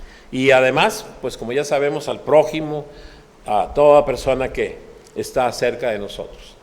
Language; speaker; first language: Spanish; native; Spanish